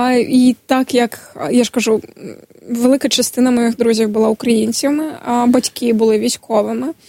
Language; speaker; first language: Ukrainian; non-native, local second language; Crimean Tatar